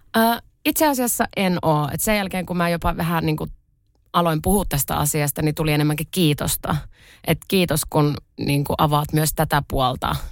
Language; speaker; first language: Finnish; early bilingual, other home language; Russian